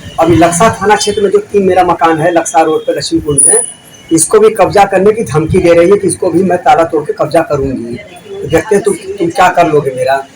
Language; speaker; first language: Hindi; native; Hindi